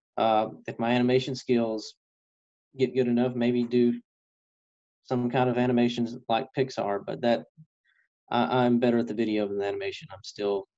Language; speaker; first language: English; native; English